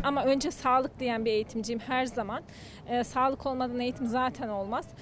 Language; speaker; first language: Turkish; native; Turkish